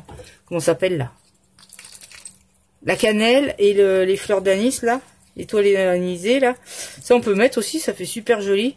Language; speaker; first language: French; native; French